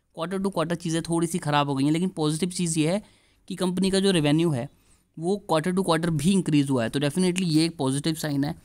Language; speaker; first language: Hindi; native; Hindi